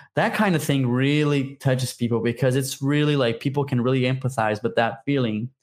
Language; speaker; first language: English; non-native, fluent; Portuguese